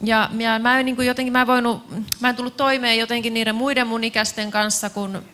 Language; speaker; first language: Finnish; native; Finnish